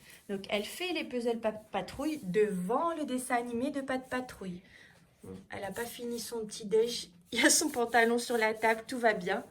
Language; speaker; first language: French; native; French